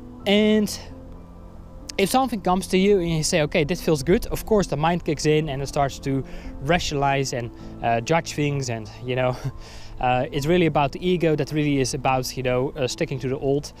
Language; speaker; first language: English; non-native, fluent; Dutch